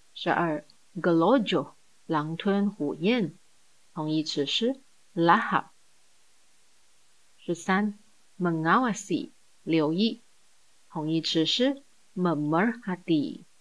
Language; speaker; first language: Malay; non-native, local second language; Chinese